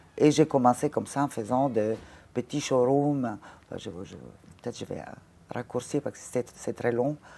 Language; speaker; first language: French; non-native, fluent; Italian